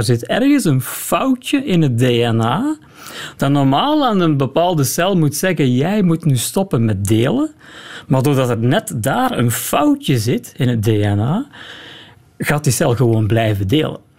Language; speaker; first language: Dutch; native; Dutch